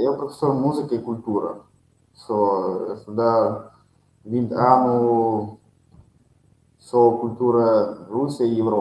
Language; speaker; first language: Portuguese; non-native, learner; Russian